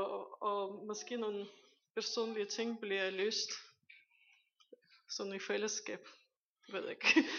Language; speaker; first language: Danish; non-native, fluent; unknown